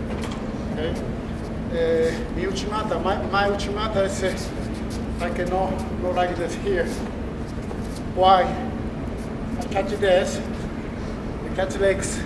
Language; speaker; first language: English; non-native, learner; Spanish